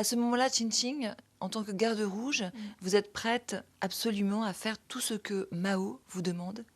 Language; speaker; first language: French; native; French